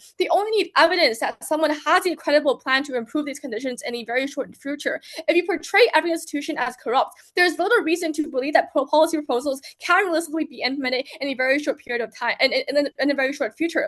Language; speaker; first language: English; non-native, fluent; Chinese